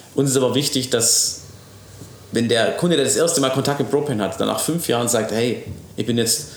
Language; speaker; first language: German; native; German